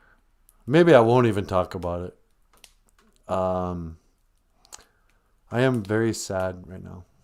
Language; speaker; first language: English; native; English